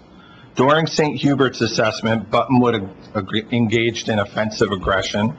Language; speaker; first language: English; native; English